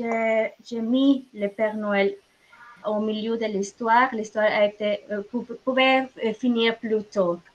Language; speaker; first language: French; non-native, fluent; Spanish